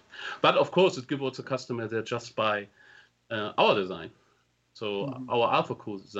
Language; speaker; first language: English; non-native, fluent; German